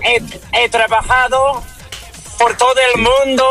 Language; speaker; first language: Spanish; non-native, learner; Japanese